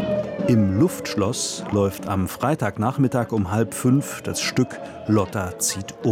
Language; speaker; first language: German; native; German